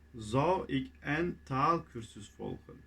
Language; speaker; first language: Dutch; non-native, fluent; Turkish